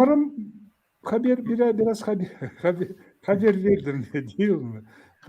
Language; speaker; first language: Turkish; non-native, learner; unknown